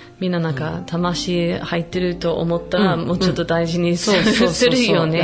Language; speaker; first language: Japanese; non-native, fluent; English